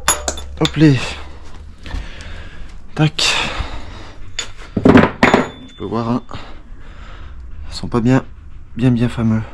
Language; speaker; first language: French; native; French